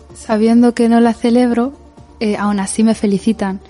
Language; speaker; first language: Spanish; native; Spanish